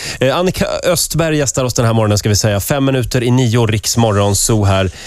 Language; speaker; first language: Swedish; native; Swedish